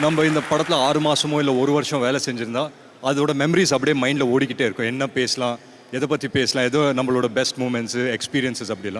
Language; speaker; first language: Tamil; native; Tamil